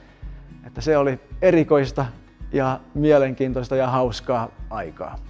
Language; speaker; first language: Finnish; native; Finnish